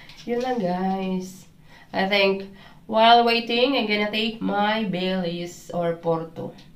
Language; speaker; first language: English; non-native, local second language; Filipino